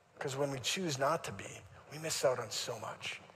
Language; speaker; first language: English; native; English